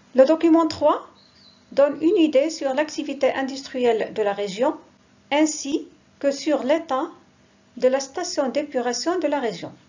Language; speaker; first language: French; non-native, local second language; Arabic